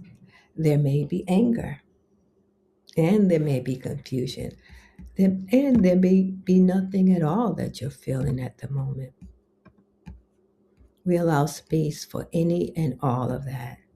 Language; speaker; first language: English; native; English